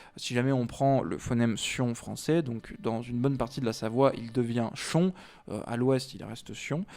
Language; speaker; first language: French; native; French